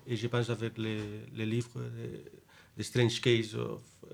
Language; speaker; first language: French; non-native, learner; Spanish